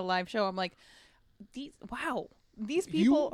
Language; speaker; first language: English; native; English